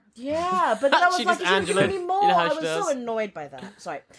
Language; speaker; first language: English; non-native, local second language; Xhosa